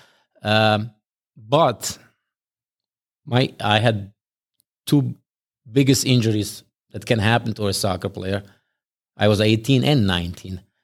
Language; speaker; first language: English; non-native, fluent; Bosnian